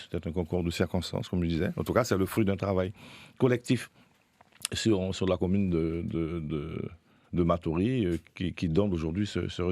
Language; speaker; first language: French; native; French